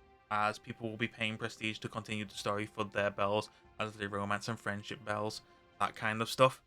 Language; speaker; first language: English; native; English